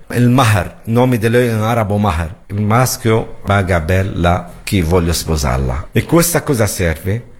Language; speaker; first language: Italian; non-native, learner; Arabic